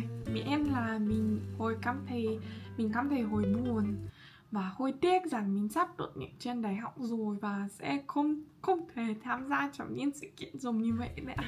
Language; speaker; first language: Vietnamese; non-native, fluent; Russian